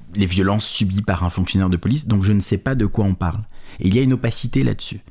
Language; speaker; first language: French; native; French